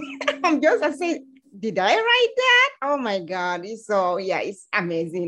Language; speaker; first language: English; non-native, local second language; Fula